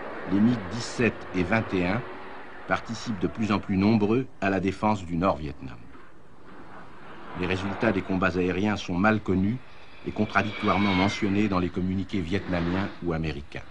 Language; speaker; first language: French; native; French